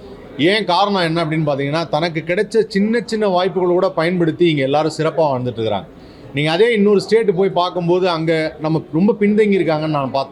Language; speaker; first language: Tamil; native; Tamil